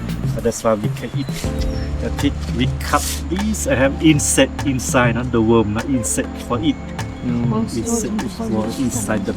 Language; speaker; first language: English; non-native, learner; Thai